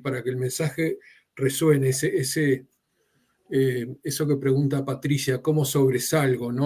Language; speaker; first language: Spanish; non-native, fluent; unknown